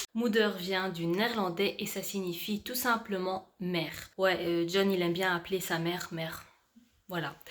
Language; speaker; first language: French; native; French